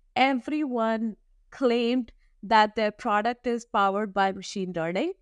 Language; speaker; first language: English; non-native, local second language; Hindi